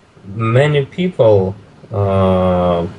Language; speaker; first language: English; non-native, learner; Russian